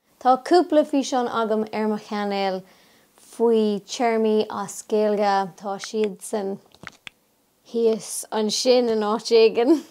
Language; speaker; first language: Irish; non-native, local second language; English